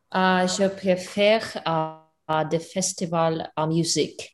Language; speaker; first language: French; non-native, learner; English